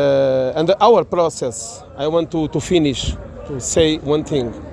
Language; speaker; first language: English; non-native, learner; Portuguese